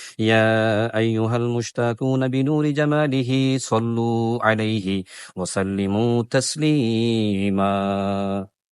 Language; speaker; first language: Arabic; non-native, fluent; Bangla